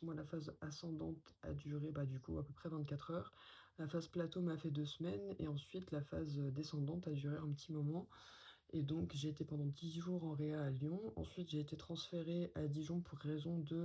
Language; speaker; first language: French; native; French